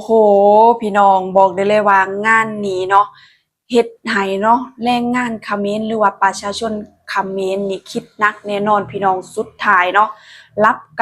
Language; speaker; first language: Thai; non-native, local second language; Northeastern Thai